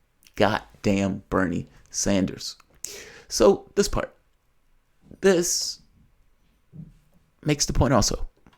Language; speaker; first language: English; native; English